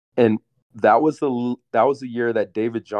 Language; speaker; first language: English; native; English